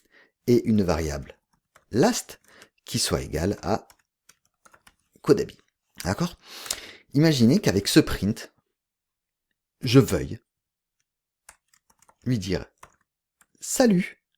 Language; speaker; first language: French; native; French